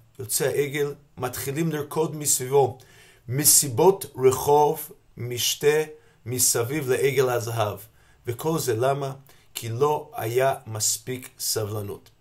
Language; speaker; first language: Hebrew; non-native, fluent; English